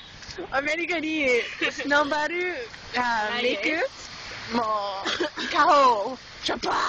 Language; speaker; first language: Japanese; non-native, learner; English